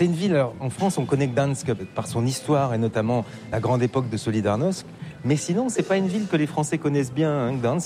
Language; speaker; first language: French; native; French